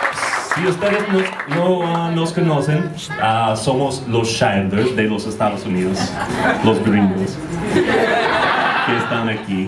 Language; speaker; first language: Spanish; non-native, learner; English